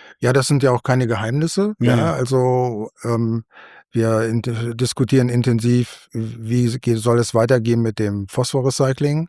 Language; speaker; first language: German; native; German